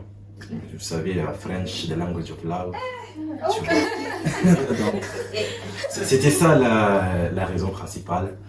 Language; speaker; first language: French; non-native, fluent; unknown